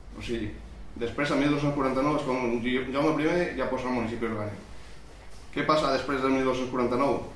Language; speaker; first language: Catalan; non-native, local second language; Spanish